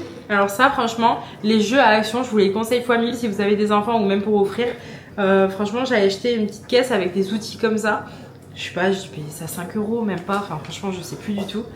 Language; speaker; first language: French; native; French